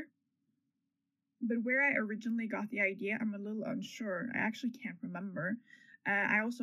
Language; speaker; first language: English; non-native, fluent; Norwegian